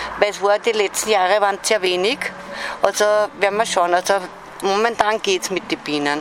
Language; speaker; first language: German; native; German